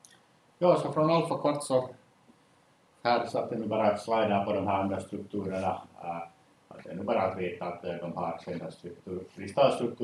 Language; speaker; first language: Swedish; native; Swedish